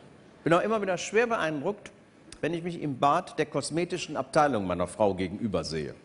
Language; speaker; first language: German; native; German